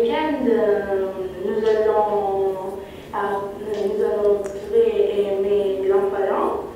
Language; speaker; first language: French; non-native, learner; Italian